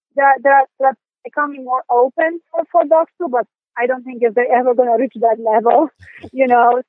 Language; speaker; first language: English; non-native, fluent; Polish